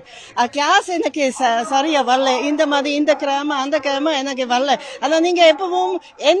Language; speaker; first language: Tamil; non-native, learner; German